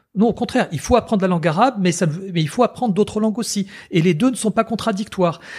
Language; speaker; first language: French; native; French